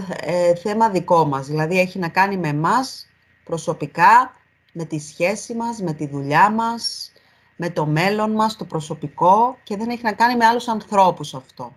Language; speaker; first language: Greek; native; Greek